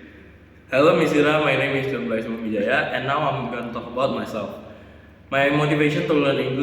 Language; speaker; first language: English; non-native, learner; Indonesian